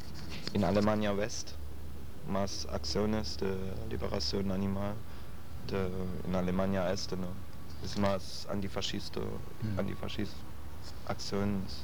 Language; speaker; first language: Spanish; non-native, learner; German